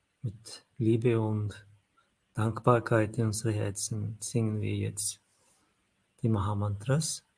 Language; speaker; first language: German; non-native, fluent; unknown